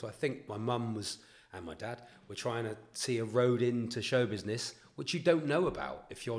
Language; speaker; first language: English; native; English